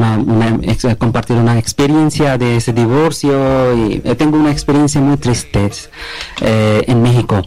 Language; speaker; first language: Spanish; non-native, learner; Bangla